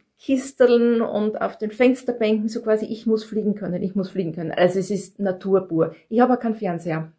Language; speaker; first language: German; native; German